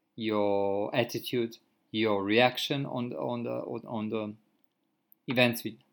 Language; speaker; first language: English; non-native, fluent; Croatian